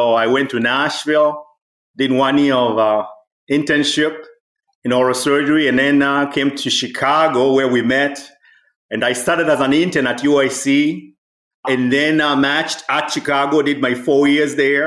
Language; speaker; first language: English; non-native, local second language; Swahili